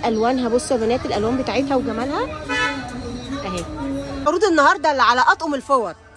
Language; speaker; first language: Arabic; native; Arabic